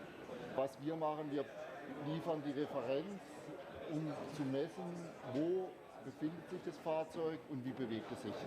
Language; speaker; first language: German; native; German